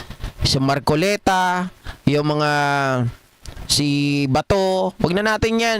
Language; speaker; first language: Filipino; native; Filipino